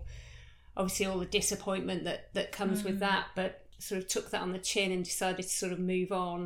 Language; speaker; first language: English; native; English